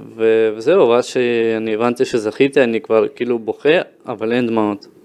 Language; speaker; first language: Hebrew; early bilingual, other home language; Ukrainian